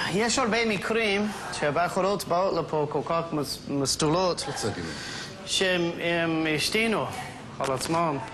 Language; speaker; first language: Hebrew; non-native, local second language; English